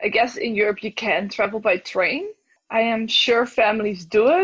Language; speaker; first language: English; non-native, fluent; Dutch